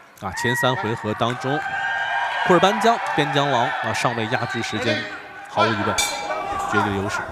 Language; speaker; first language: Chinese; native; Chinese